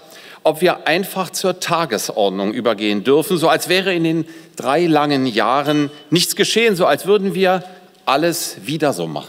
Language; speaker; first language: German; native; German